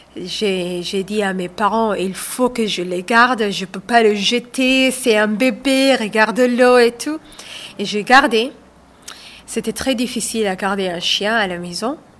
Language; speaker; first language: French; non-native, learner; Somali